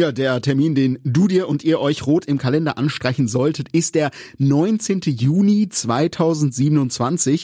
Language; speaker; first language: German; native; German